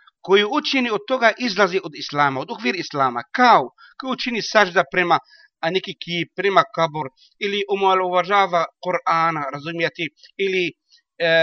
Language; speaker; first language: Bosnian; non-native, learner; Arabic